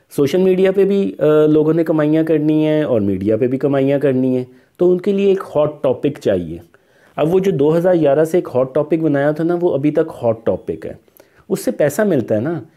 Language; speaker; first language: Urdu; non-native, local second language; Punjabi